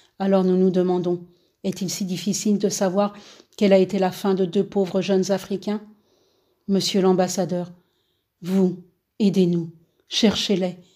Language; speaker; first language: French; native; French